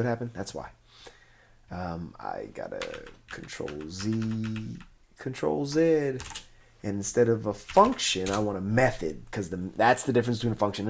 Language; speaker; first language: English; native; English